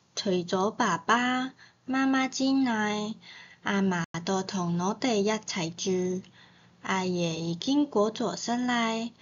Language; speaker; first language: Cantonese; non-native, learner; Chinese